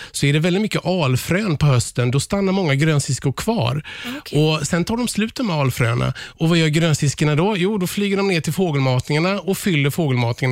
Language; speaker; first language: Swedish; native; Swedish